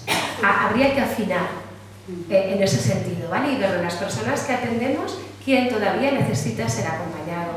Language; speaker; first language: Spanish; native; Spanish